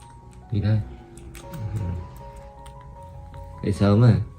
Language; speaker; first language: Vietnamese; native; Vietnamese